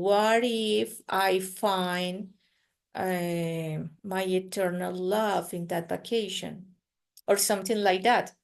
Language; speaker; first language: English; non-native, fluent; Spanish